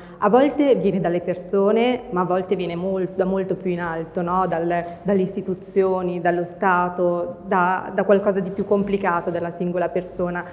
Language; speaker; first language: Italian; early bilingual, other home language; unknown